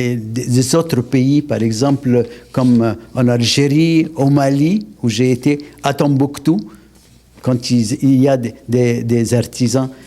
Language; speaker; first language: French; non-native, local second language; Arabic